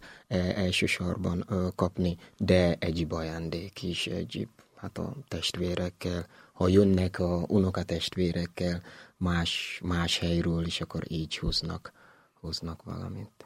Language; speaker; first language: Hungarian; non-native, learner; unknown